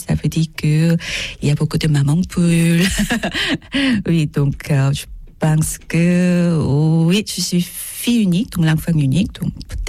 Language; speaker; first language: French; non-native, learner; Korean